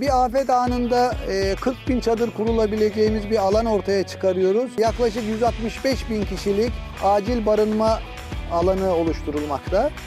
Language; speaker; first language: Turkish; native; Turkish